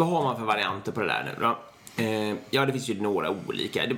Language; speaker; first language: Swedish; native; Swedish